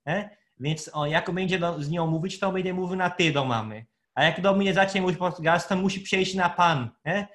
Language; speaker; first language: Polish; non-native, fluent; Portuguese